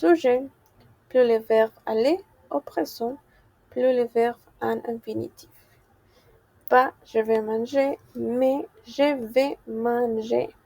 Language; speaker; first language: French; non-native, fluent; Spanish